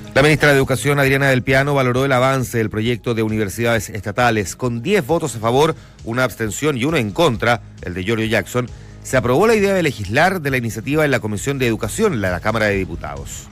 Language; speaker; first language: Spanish; native; Spanish